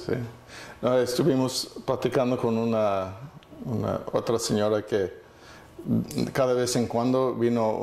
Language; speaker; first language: Spanish; non-native, fluent; English